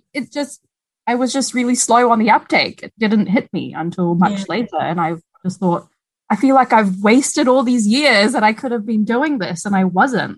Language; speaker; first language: English; native; English